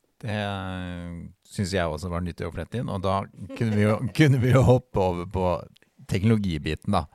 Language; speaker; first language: Norwegian; native; Norwegian